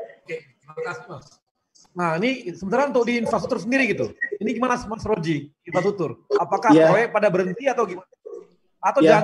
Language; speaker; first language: Indonesian; native; Indonesian